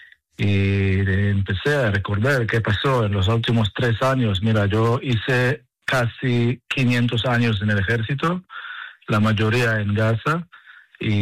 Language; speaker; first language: Spanish; non-native, learner; Hebrew